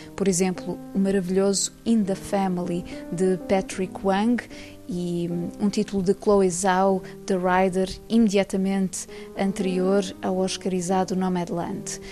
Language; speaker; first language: Portuguese; native; Portuguese